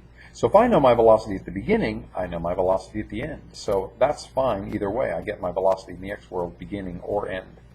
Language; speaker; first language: English; native; English